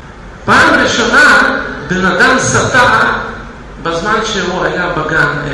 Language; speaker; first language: Hebrew; non-native, fluent; Russian